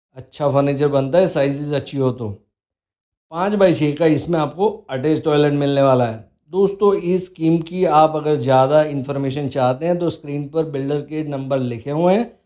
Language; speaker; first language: Hindi; non-native, local second language; Gujarati